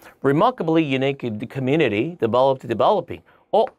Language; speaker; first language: English; non-native, fluent; Korean